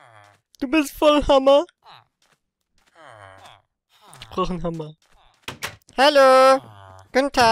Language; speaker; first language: German; native; German